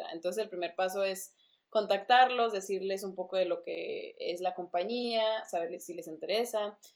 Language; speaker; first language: Spanish; early bilingual, other home language; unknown